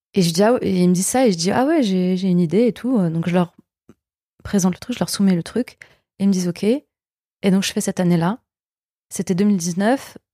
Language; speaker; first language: French; native; French